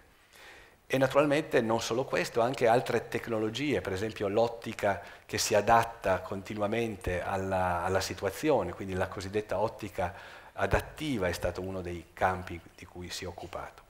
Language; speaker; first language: Italian; native; Italian